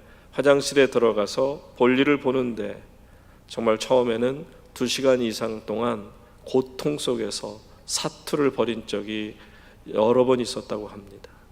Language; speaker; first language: Korean; native; Korean